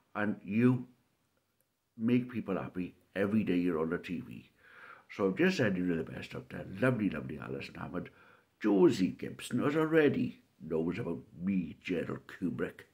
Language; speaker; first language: English; native; English